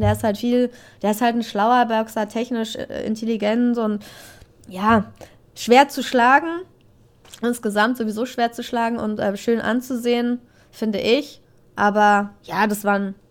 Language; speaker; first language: German; native; German